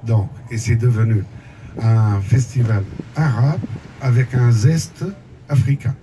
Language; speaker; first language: French; non-native, local second language; Arabic